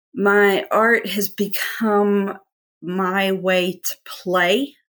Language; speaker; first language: English; native; English